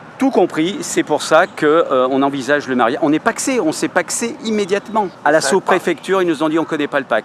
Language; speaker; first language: French; native; French